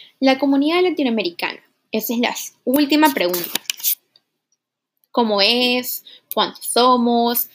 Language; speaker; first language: Spanish; early bilingual, heritage; Spanish